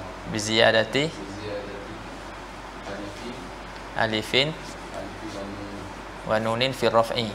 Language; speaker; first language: Arabic; non-native, fluent; Malay